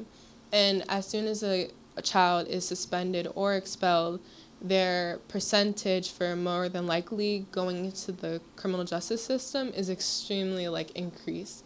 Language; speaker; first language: English; native; English